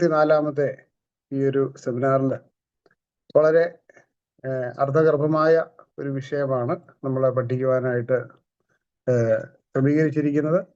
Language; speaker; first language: Malayalam; native; Malayalam